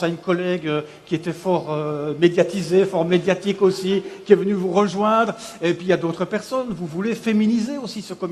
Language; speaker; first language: French; native; French